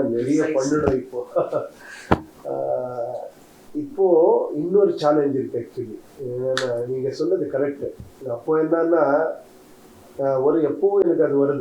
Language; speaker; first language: Tamil; non-native, learner; Kannada